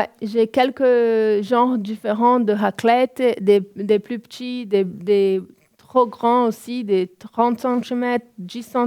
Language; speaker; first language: French; non-native, fluent; Portuguese